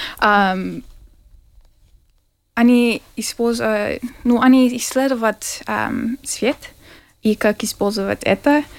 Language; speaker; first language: Russian; non-native, learner; English